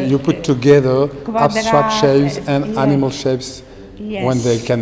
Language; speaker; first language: English; non-native, fluent; French